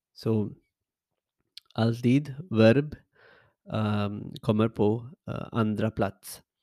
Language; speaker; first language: Swedish; non-native, learner; English